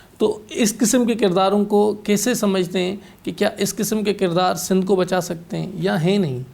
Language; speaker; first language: Urdu; non-native, local second language; Sindhi